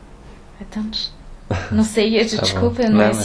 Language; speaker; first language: Portuguese; early bilingual, heritage; French